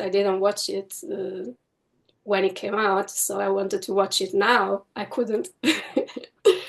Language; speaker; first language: English; non-native, fluent; Italian